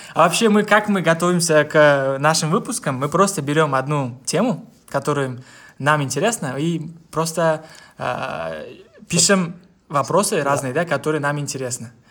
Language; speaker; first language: Russian; non-native, local second language; Uzbek